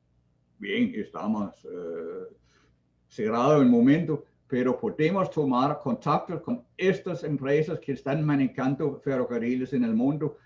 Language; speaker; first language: Spanish; non-native, fluent; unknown